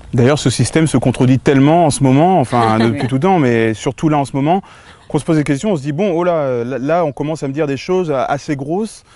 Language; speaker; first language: French; native; French